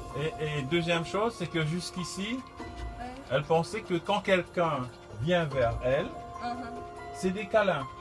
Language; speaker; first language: French; native; French